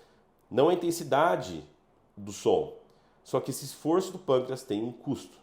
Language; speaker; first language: Portuguese; native; Portuguese